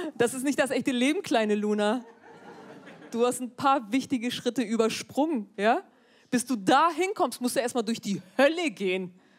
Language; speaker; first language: German; early bilingual, other home language; Turkish